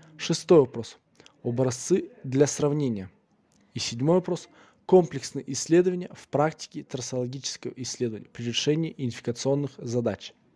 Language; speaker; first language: Russian; non-native, local second language; Kazakh